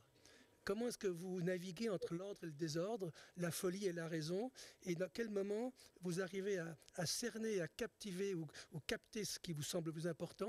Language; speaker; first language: French; native; French